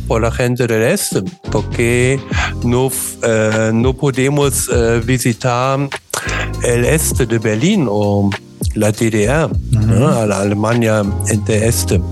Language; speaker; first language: Spanish; non-native, learner; German